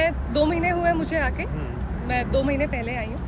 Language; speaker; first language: Hindi; native; Hindi